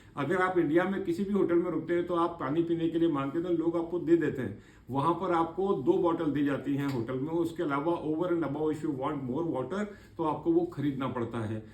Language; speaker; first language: Hindi; native; Hindi